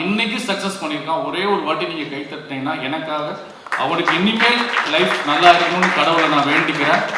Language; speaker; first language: Tamil; native; Tamil